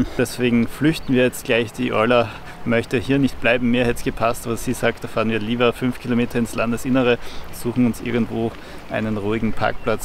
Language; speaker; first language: German; native; German